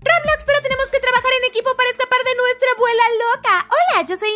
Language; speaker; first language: Spanish; native; Spanish